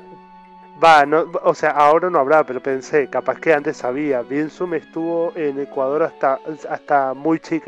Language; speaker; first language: Spanish; native; Spanish